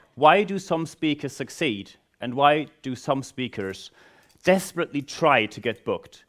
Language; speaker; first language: English; non-native, fluent; German